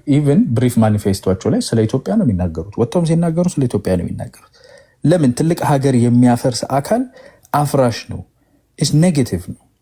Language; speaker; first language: Amharic; non-native, local second language; Oromo